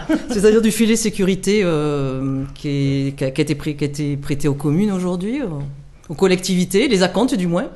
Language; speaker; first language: French; native; French